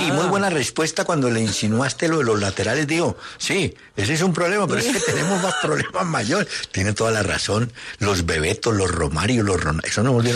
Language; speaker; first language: Spanish; native; Spanish